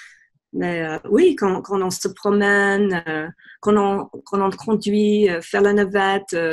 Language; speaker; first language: French; non-native, fluent; English